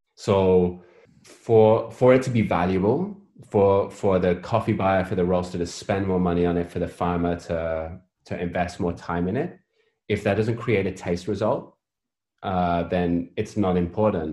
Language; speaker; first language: English; native; English